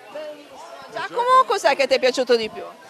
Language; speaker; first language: Italian; native; Italian